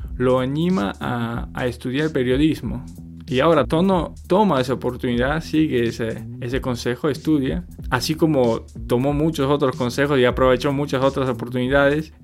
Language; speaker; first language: Spanish; non-native, fluent; Polish